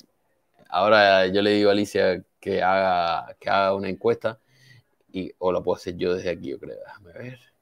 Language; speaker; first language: Spanish; native; Spanish